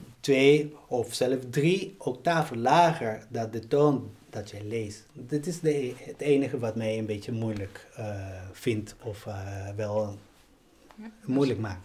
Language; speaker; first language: Dutch; non-native, fluent; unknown